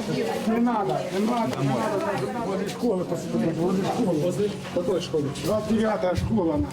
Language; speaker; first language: Russian; native; Russian